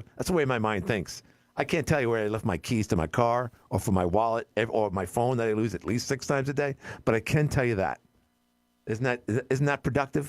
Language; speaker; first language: English; native; English